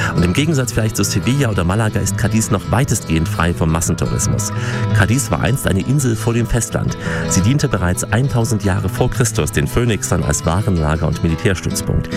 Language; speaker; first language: German; native; German